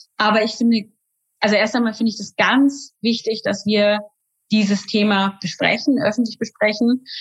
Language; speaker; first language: German; native; German